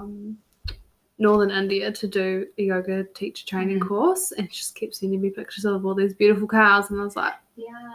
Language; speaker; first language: English; native; English